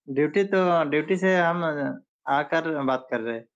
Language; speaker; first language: Hindi; non-native, local second language; Bangla